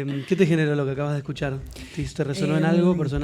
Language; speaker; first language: Spanish; native; Spanish